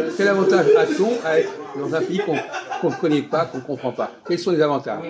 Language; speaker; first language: French; native; French